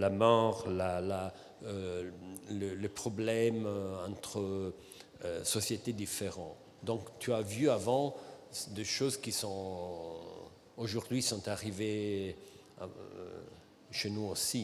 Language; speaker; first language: French; non-native, fluent; Italian